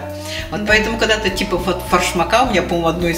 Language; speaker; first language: Russian; native; Russian